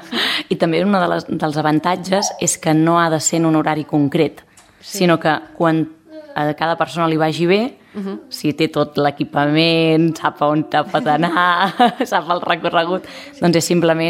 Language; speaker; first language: Catalan; native; Catalan